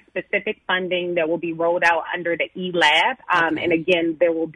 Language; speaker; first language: English; native; English